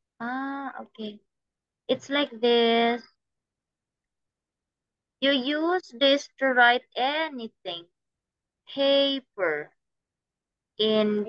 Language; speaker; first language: English; non-native, fluent; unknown